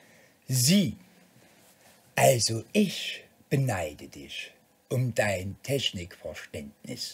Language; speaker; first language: German; native; German